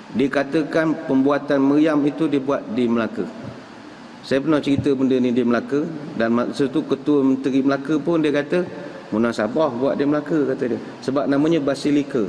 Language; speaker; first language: Malay; native; Malay